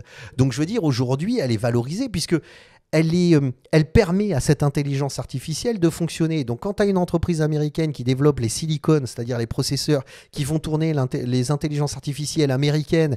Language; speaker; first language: French; native; French